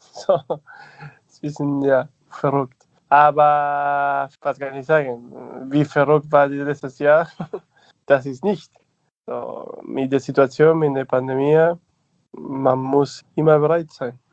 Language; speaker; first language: German; non-native, learner; Spanish